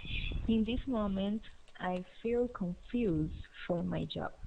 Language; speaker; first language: English; non-native, learner; Spanish